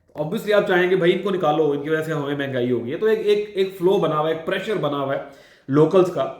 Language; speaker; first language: Urdu; non-native, local second language; Punjabi